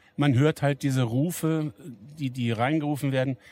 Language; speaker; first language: German; native; German